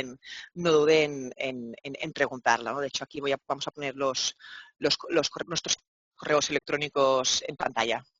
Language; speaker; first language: Spanish; native; Spanish